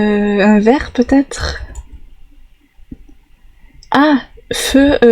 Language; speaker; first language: French; native; French